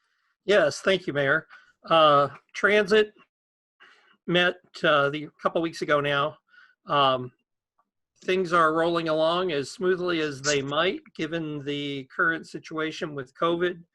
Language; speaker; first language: English; native; English